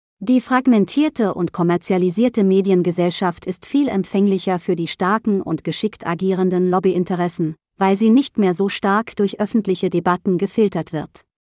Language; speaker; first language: German; native; German